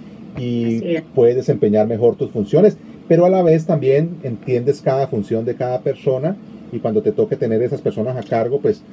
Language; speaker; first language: Spanish; native; Spanish